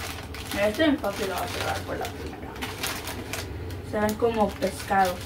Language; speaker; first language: Spanish; early bilingual, heritage; Spanish